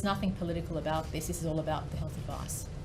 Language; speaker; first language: English; native; English